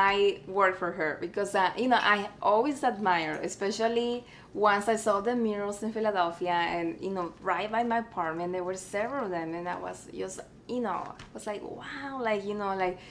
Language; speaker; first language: English; early bilingual, other home language; Spanish